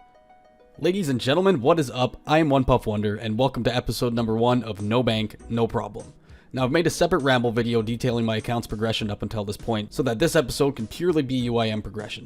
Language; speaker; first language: English; native; English